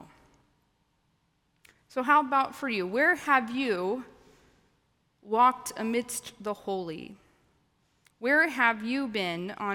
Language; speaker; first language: English; native; English